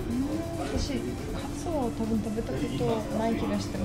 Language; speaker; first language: Japanese; non-native, fluent; Russian